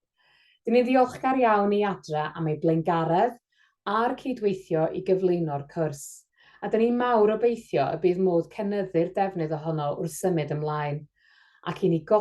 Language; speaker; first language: Welsh; native; Welsh